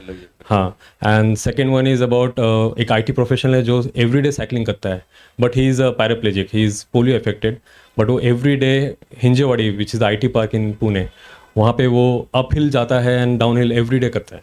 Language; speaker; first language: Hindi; native; Hindi